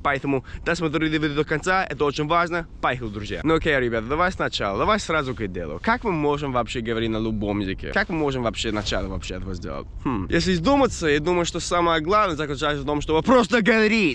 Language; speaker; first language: Russian; non-native, fluent; English